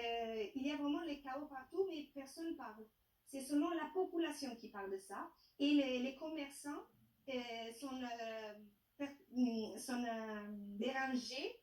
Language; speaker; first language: French; non-native, fluent; Italian